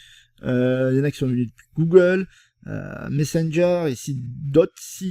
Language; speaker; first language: French; native; French